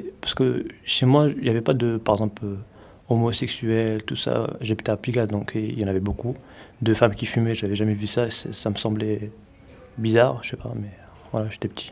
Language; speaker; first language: French; early bilingual, other home language; Arabic